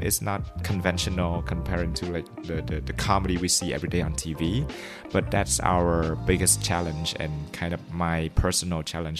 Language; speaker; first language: English; non-native, fluent; Vietnamese